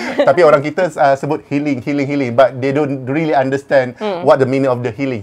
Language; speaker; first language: English; non-native, local second language; Malay